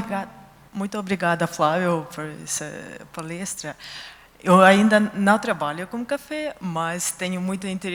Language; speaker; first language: Portuguese; non-native, fluent; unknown